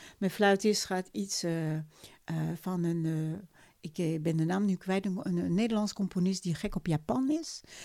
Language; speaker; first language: Dutch; non-native, fluent; French